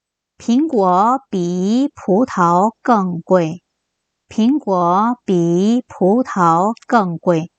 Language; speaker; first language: Chinese; non-native, fluent; Korean